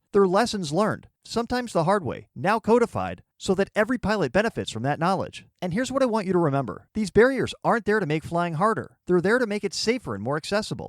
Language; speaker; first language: English; native; English